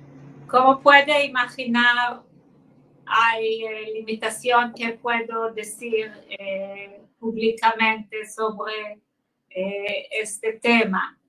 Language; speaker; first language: Spanish; non-native, fluent; Hebrew